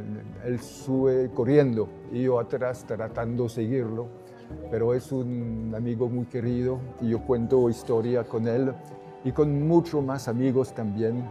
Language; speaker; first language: Spanish; non-native, fluent; French